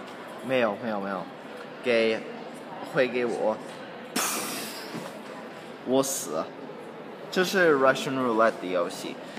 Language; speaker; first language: Chinese; non-native, learner; English